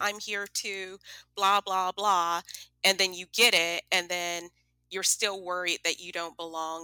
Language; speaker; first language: English; native; English